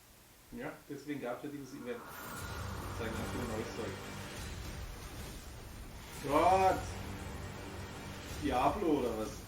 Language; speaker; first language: German; native; German